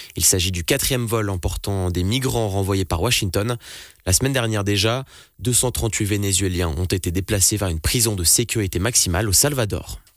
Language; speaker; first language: French; native; French